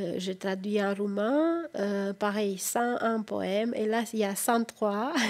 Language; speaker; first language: French; non-native, fluent; Romanian